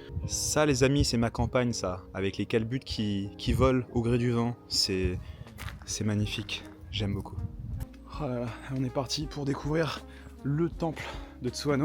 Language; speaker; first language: French; native; French